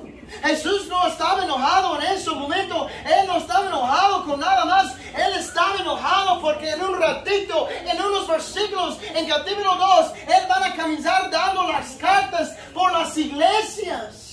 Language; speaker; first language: Spanish; non-native, fluent; English